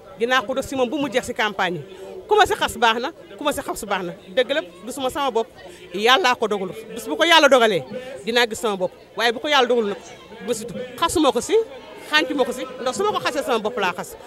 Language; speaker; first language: Wolof; non-native, local second language; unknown